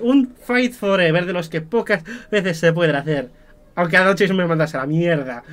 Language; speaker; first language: Spanish; native; Spanish